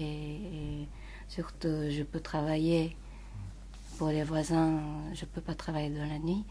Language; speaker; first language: French; non-native, fluent; Japanese